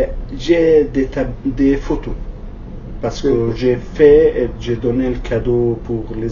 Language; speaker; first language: French; non-native, learner; Kurdish